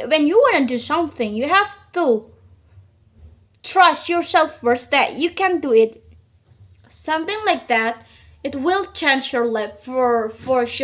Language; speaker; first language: English; non-native, learner; Indonesian